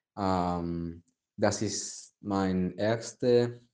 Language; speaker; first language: German; non-native, learner; Spanish